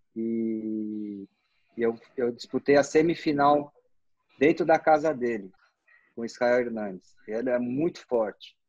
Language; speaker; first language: Portuguese; native; Portuguese